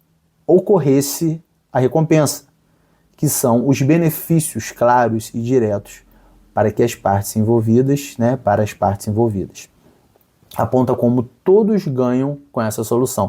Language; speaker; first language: Portuguese; native; Portuguese